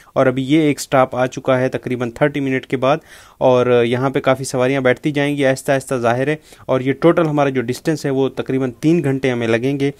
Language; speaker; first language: Urdu; native; Urdu